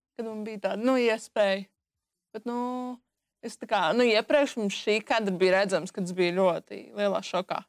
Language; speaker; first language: Latvian; native; Latvian